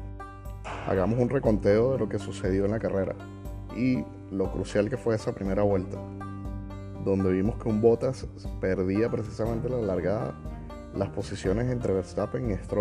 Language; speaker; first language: Spanish; native; Spanish